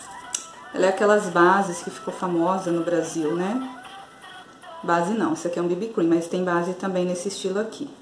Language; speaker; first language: Portuguese; native; Portuguese